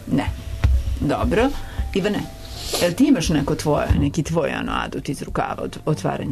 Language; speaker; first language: Serbian; native; Serbian